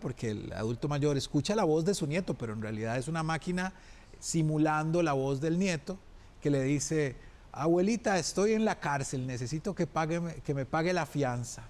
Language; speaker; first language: Spanish; native; Spanish